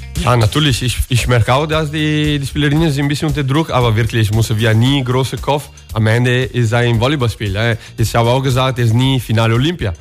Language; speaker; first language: German; non-native, learner; Italian